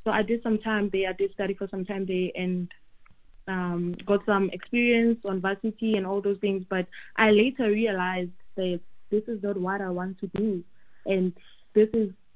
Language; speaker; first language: English; non-native, local second language; Tswana